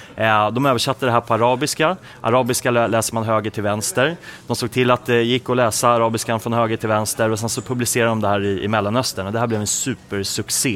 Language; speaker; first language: Swedish; native; Swedish